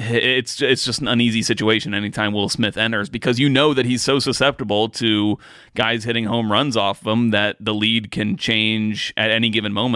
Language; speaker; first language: English; native; English